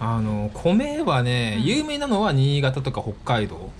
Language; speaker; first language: Japanese; native; Japanese